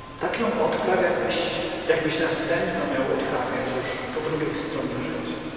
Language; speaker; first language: Polish; native; Polish